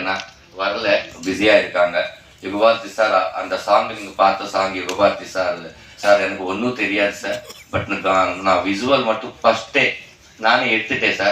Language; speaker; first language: Tamil; non-native, learner; Telugu